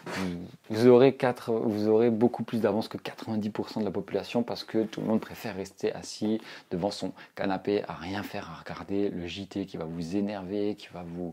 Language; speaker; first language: French; native; French